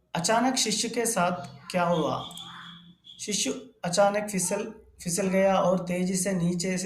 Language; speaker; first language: Hindi; non-native, local second language; Telugu